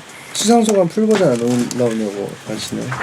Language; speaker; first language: Korean; native; Korean